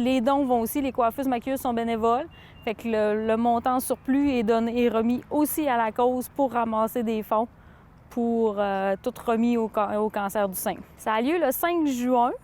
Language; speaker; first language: French; native; French